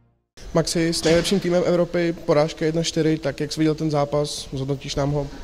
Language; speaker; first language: Czech; native; Czech